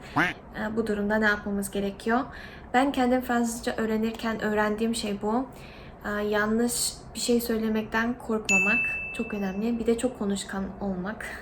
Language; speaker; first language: Turkish; non-native, fluent; Korean